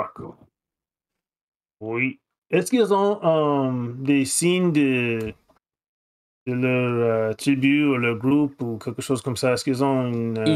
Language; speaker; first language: French; non-native, fluent; English